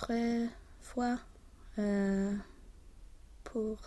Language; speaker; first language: French; non-native, learner; Swedish